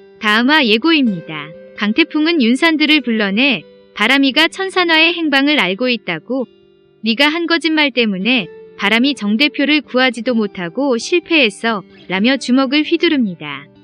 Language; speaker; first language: Korean; native; Korean